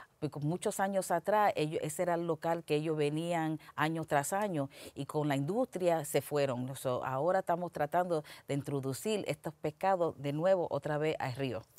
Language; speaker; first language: Spanish; early bilingual, heritage; Spanish